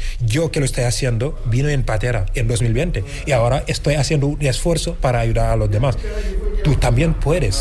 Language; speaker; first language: Spanish; non-native, fluent; Wolof